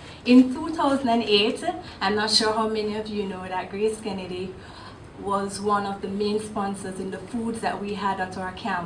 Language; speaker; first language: English; non-native, local second language; Jamaican Creole English